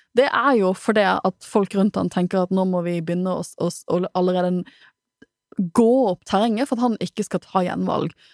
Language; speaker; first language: Norwegian; native; Norwegian